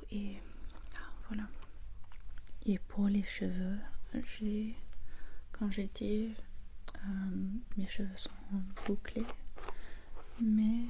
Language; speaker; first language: French; non-native, learner; English